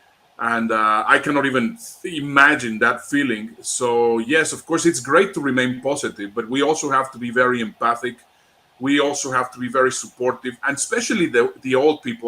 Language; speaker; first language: English; non-native, fluent; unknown